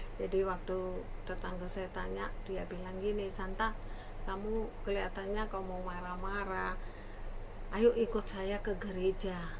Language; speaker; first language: Indonesian; early bilingual, other home language; Sindhi